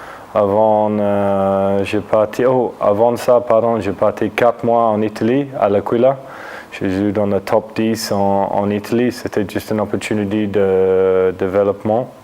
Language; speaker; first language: French; non-native, fluent; English